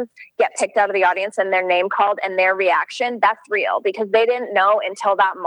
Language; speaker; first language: English; native; English